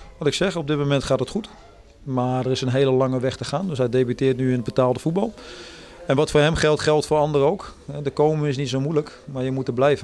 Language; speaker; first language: Dutch; native; Dutch